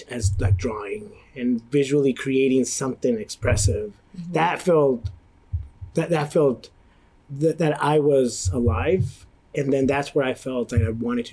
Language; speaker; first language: English; native; English